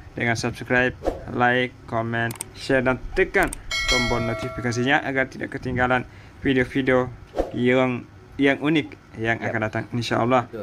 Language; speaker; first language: Indonesian; native; Indonesian